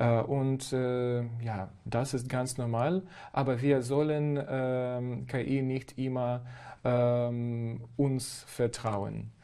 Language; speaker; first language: German; non-native, fluent; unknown